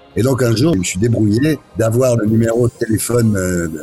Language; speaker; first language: French; early bilingual, other home language; Italian